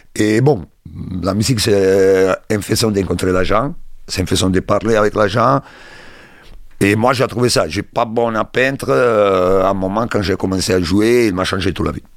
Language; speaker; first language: French; non-native, learner; Italian